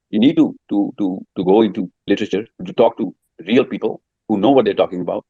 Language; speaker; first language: English; non-native, local second language; Urdu